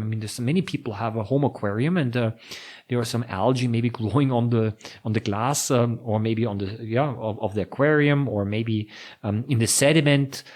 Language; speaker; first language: English; non-native, fluent; German